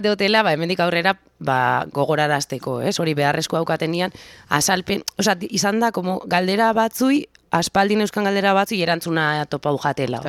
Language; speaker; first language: Basque; native; Basque